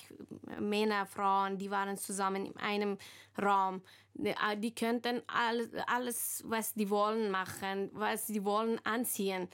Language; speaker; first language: German; non-native, learner; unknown